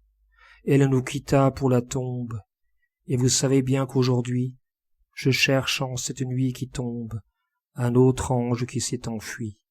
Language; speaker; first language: French; native; French